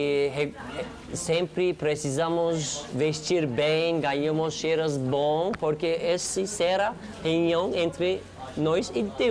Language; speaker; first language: Portuguese; non-native, learner; Turkish